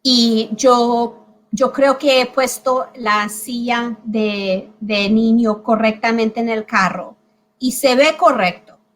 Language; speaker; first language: Spanish; early bilingual, heritage; Spanish